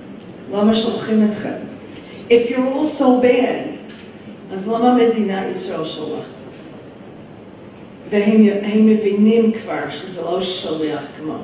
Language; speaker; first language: Hebrew; non-native, fluent; English